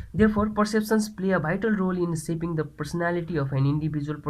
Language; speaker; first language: English; non-native, local second language; Nepali